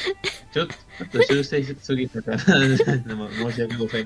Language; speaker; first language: Japanese; non-native, learner; Spanish